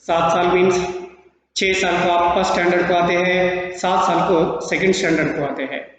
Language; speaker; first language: Hindi; non-native, local second language; Kannada